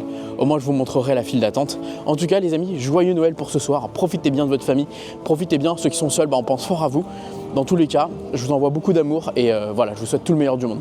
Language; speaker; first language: French; native; French